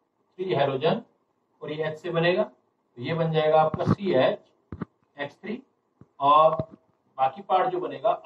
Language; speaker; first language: Hindi; native; Hindi